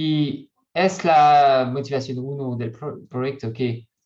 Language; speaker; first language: Spanish; non-native, learner; French